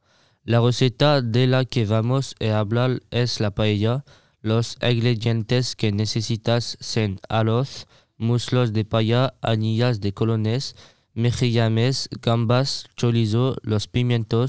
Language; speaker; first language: Spanish; non-native, learner; French